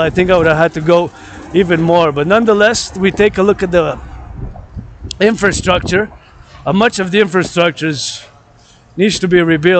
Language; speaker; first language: English; non-native, local second language; French